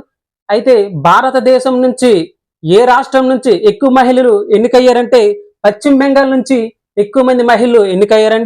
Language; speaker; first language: Telugu; native; Telugu